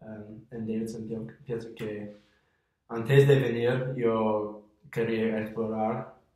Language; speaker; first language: Spanish; non-native, fluent; English